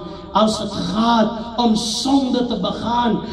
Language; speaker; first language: Dutch; non-native, local second language; Urdu